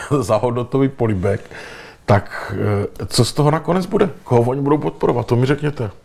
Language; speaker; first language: Czech; native; Czech